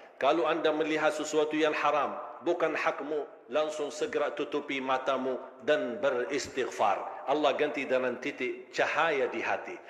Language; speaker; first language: Malay; non-native, fluent; Arabic